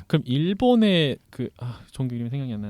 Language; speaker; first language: Korean; native; Korean